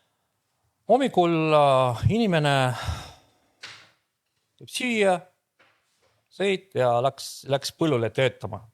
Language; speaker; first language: Estonian; non-native, fluent; Russian